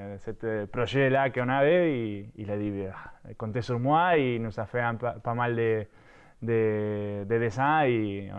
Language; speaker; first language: French; non-native, fluent; Spanish